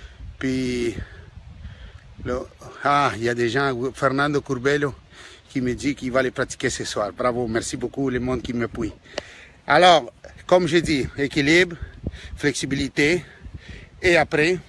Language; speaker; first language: French; non-native, fluent; Spanish